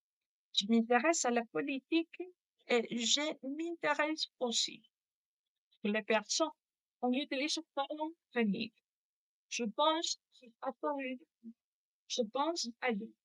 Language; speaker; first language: French; non-native, learner; Spanish